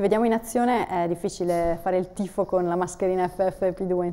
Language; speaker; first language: Italian; native; Italian